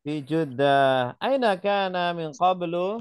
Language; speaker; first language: Arabic; non-native, fluent; Indonesian